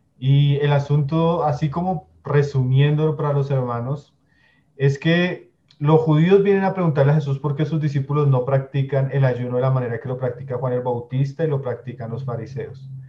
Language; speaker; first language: Spanish; native; Spanish